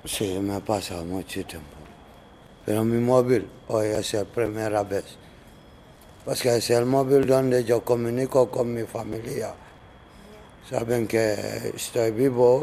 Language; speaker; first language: Spanish; non-native, learner; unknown